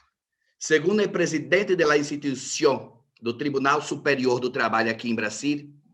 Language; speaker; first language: Spanish; non-native, fluent; Portuguese